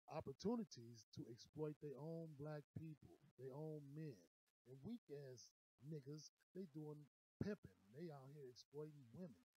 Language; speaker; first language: English; native; English